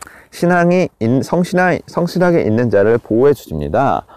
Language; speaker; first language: Korean; native; Korean